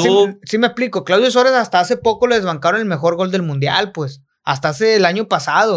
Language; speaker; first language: Spanish; native; Spanish